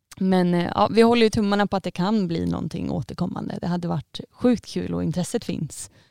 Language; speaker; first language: Swedish; native; Swedish